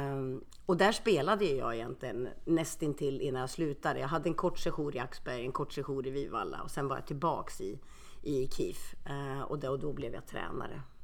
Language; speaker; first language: Swedish; early bilingual, other home language; Finnish